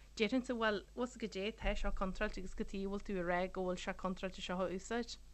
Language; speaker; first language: Irish; native; Irish